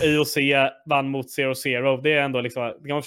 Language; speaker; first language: Swedish; native; Swedish